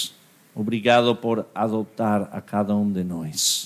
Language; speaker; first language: Portuguese; non-native, fluent; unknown